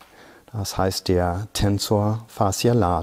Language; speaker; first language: German; non-native, fluent; English